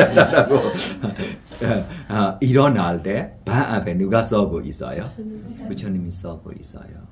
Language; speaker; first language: Korean; non-native, fluent; Burmese